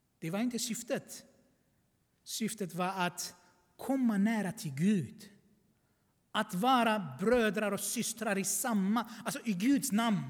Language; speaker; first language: Swedish; non-native, fluent; Armenian